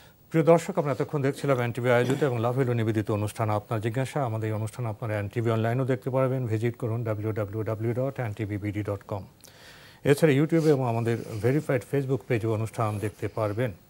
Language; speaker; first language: Bangla; native; Bangla